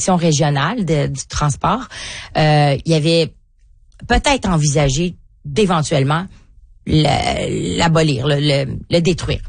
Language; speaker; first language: French; native; French